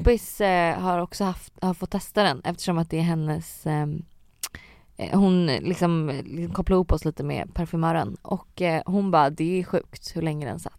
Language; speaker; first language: Swedish; native; Swedish